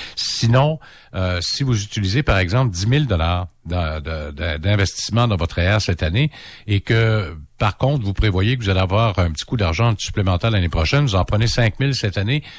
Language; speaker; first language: French; native; French